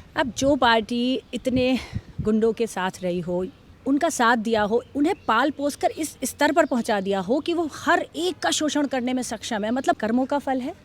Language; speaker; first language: Hindi; native; Hindi